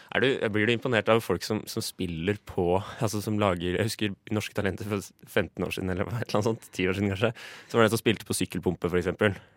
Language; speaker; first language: Norwegian; native; Norwegian